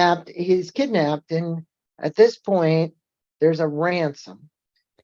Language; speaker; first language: English; native; English